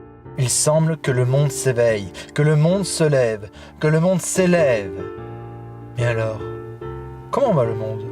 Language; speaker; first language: French; native; French